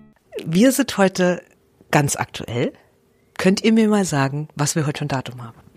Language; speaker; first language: German; native; German